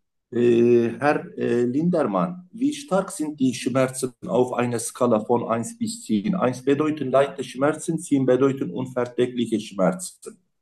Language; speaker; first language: German; non-native, learner; Turkish